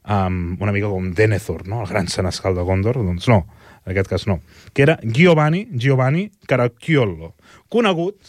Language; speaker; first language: Catalan; native; Catalan